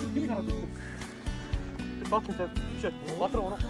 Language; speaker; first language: Mongolian; native; Mongolian